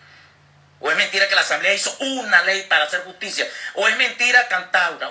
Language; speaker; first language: Spanish; native; Spanish